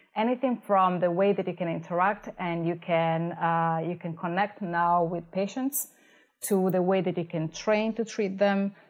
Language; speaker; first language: English; non-native, fluent; Italian